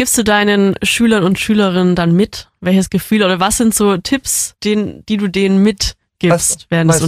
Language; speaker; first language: German; native; German